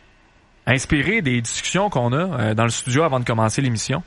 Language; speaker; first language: French; native; French